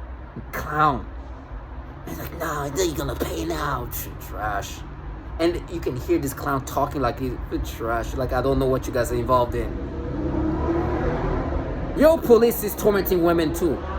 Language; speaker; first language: English; non-native, fluent; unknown